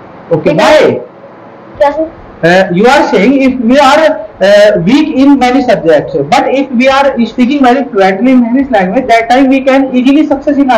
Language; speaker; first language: English; non-native, local second language; Hindi